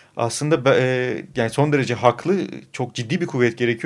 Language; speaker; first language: Turkish; native; Turkish